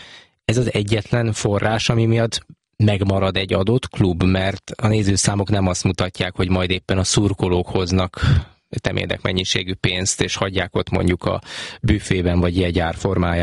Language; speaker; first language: Hungarian; native; Hungarian